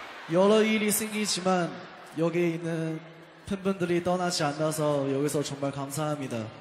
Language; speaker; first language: Korean; non-native, fluent; Chinese